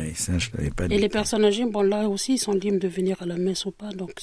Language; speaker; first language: French; native; French